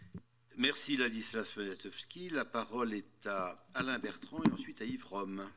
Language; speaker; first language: French; native; French